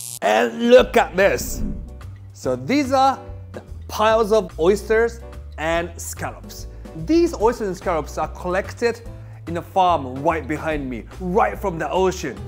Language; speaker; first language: English; non-native, fluent; Japanese